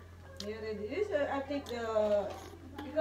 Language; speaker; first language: English; non-native, learner; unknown